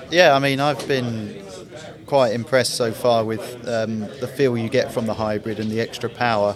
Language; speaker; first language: English; native; English